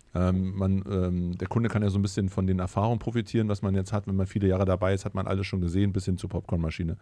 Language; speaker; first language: German; native; German